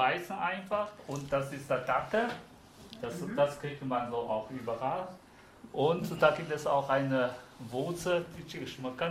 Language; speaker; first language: German; non-native, fluent; Chinese